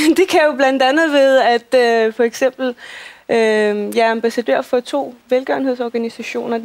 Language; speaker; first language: Danish; early bilingual, other home language; Russian